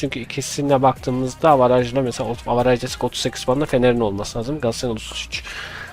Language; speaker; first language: Turkish; native; Turkish